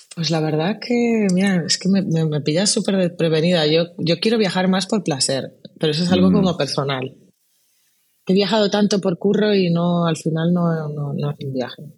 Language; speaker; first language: Spanish; native; Spanish